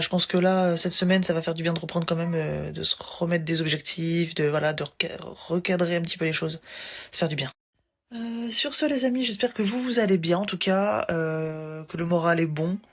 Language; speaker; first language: French; native; French